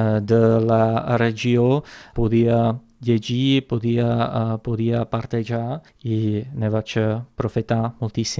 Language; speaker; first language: Catalan; non-native, fluent; Czech